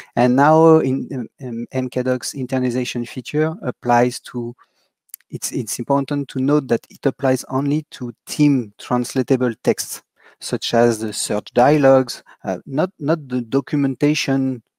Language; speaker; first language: English; non-native, fluent; French